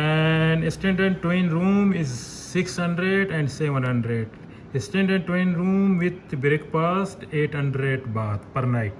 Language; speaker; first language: English; non-native, learner; Urdu